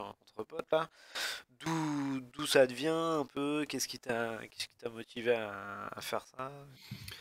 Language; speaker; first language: French; native; French